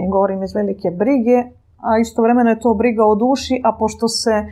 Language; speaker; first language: Serbian; native; Serbian